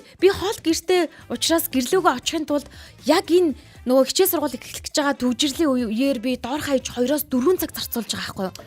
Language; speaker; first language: Mongolian; native; Mongolian